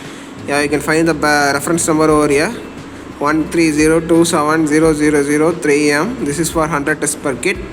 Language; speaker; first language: English; non-native, local second language; Tamil